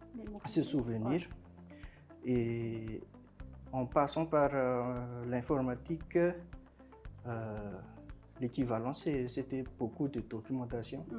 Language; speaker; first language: French; non-native, local second language; Malagasy